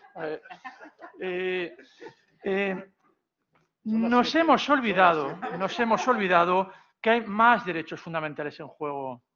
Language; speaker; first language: Spanish; non-native, local second language; Catalan